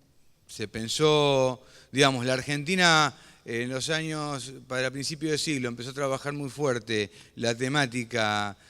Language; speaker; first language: Spanish; native; Spanish